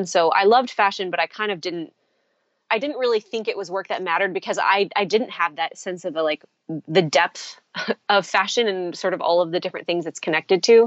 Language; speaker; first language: English; native; English